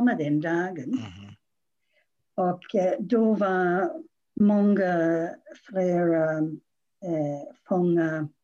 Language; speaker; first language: Swedish; non-native, fluent; English